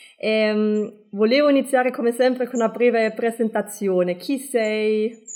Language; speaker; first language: Italian; non-native, fluent; German